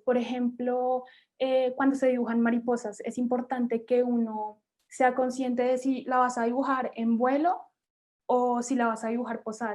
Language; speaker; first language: Spanish; native; Spanish